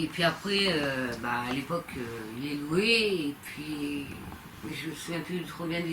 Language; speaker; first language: French; native; French